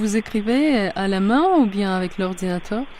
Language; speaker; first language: French; non-native, fluent; Russian